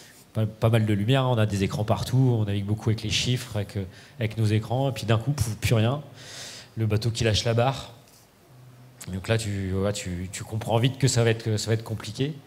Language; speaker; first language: French; native; French